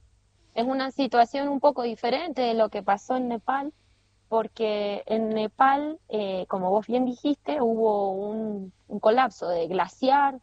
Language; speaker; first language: Spanish; native; Spanish